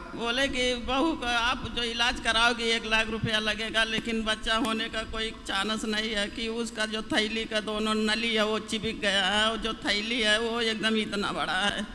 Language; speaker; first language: Hindi; native; Hindi